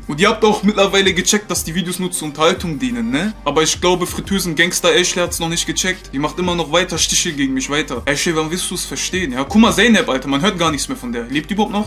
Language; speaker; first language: German; native; German